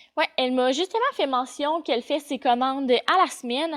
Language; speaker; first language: French; native; French